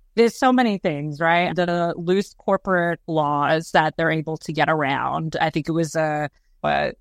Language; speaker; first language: English; native; English